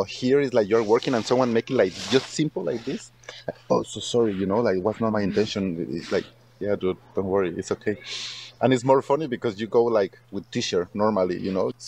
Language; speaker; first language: English; non-native, learner; Spanish